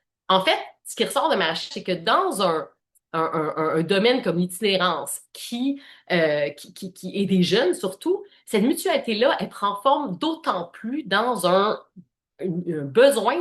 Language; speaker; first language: French; native; French